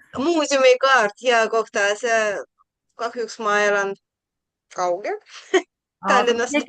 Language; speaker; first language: Estonian; non-native, learner; Russian